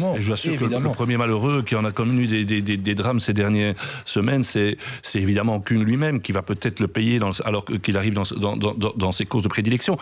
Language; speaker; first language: French; native; French